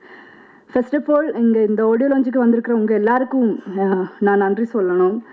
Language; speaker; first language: Tamil; non-native, fluent; Malayalam